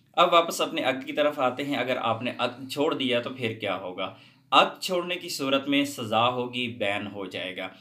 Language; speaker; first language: Hindi; native; Hindi